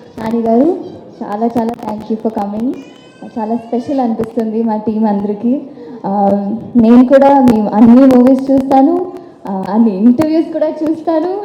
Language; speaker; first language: Telugu; non-native, fluent; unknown